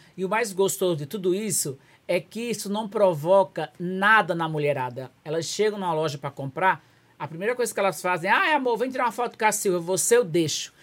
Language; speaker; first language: Portuguese; native; Portuguese